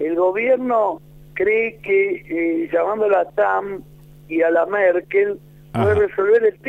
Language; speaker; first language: Spanish; native; Spanish